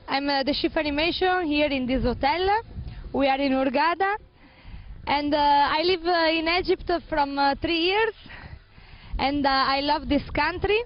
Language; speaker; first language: English; non-native, learner; Italian